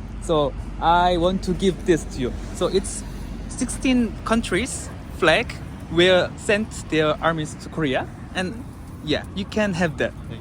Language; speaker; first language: English; non-native, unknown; Korean